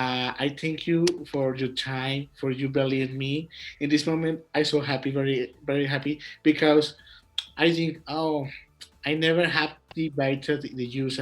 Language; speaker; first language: English; non-native, learner; Spanish